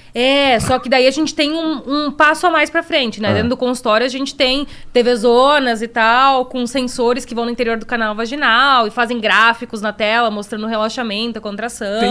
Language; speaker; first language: Portuguese; native; Portuguese